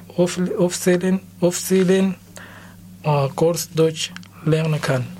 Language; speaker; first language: German; non-native, learner; Persian